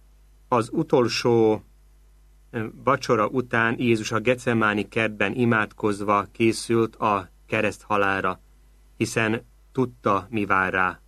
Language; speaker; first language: Hungarian; native; Hungarian